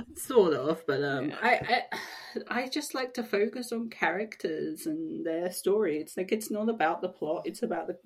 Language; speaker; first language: English; native; English